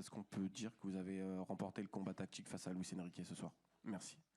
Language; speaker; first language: French; native; French